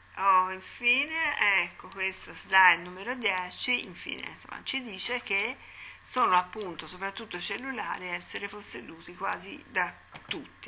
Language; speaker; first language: Italian; native; Italian